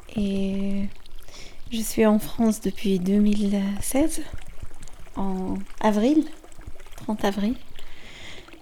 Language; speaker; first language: French; non-native, learner; Arabic